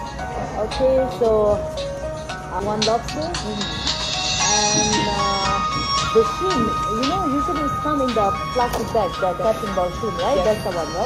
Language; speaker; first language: English; non-native, local second language; Tibetan